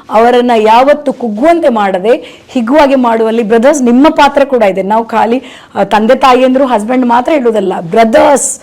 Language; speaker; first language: Kannada; non-native, local second language; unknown